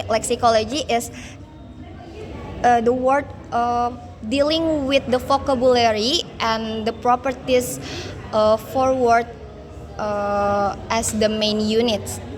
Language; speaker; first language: English; non-native, learner; Indonesian